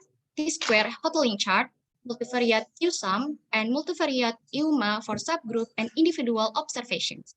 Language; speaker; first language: English; non-native, fluent; Indonesian